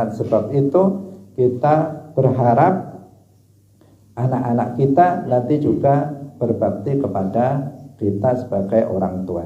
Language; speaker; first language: Indonesian; non-native, local second language; Javanese